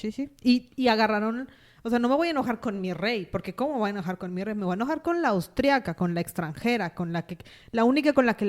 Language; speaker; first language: Spanish; native; Spanish